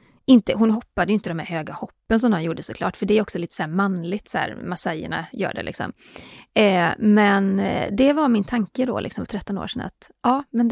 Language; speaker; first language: Swedish; native; Swedish